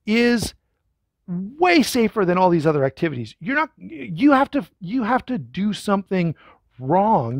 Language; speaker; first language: English; native; English